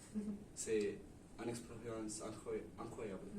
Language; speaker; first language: French; non-native, learner; Spanish